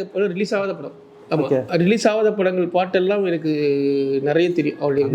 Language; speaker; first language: Tamil; native; Tamil